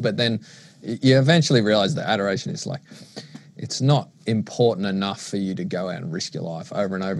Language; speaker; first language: English; native; English